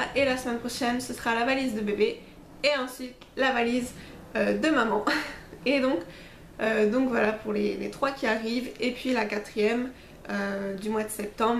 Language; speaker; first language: French; native; French